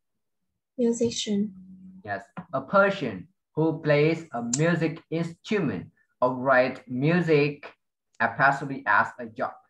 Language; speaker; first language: English; non-native, fluent; Vietnamese